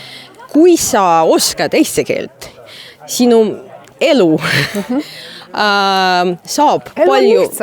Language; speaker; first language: Estonian; non-native, fluent; Russian